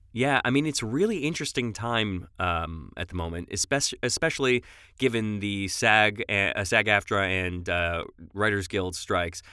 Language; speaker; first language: English; native; English